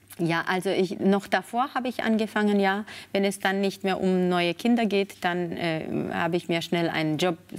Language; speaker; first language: German; non-native, fluent; Spanish